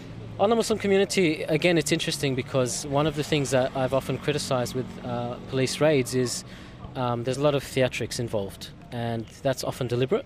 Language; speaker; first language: English; native; English